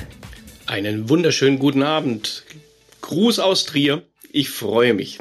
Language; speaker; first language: German; native; German